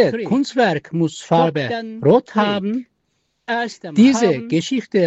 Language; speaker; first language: German; non-native, learner; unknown